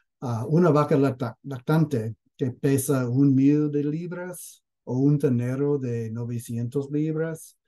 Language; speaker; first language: Spanish; non-native, fluent; English